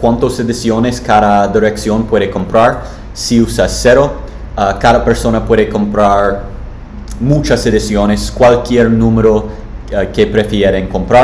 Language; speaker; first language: Spanish; non-native, learner; English